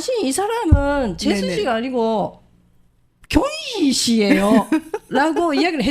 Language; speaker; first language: Korean; non-native, fluent; Japanese